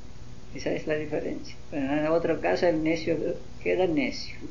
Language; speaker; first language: Spanish; non-native, learner; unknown